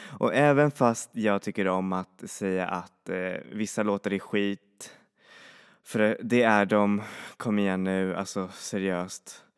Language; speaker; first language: Swedish; native; Swedish